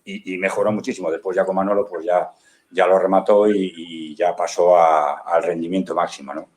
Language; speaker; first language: Spanish; native; Spanish